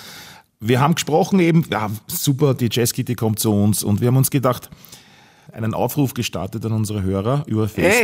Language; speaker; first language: German; native; German